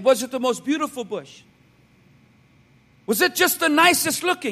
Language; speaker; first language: English; native; English